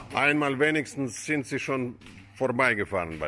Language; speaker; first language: German; non-native, fluent; Russian